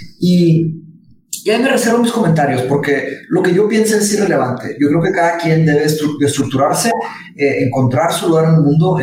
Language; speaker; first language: Spanish; early bilingual, other home language; Portuguese